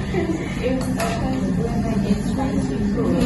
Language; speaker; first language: English; non-native, learner; Indonesian